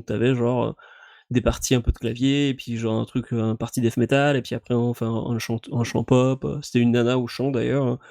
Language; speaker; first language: French; native; French